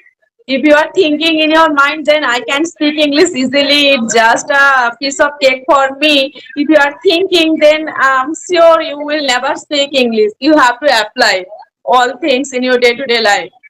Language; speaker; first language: English; non-native, learner; Bangla